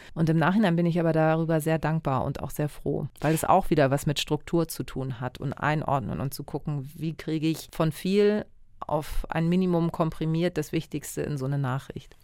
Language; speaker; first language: German; early bilingual, other home language; Greek